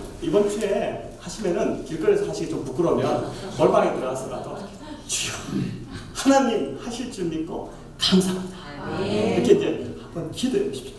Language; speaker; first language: Korean; native; Korean